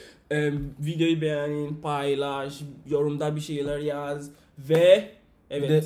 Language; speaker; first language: Turkish; non-native, learner; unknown